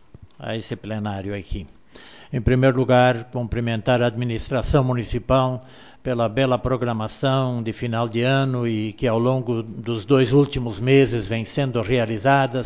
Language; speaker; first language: Portuguese; native; Portuguese